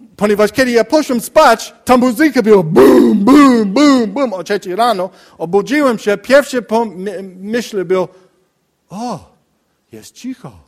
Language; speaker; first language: Polish; non-native, learner; English